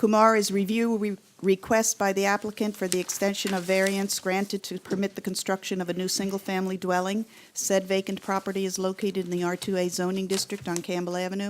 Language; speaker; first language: English; native; English